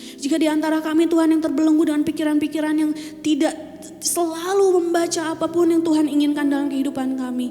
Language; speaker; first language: Indonesian; native; Indonesian